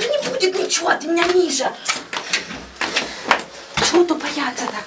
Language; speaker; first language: Russian; native; Russian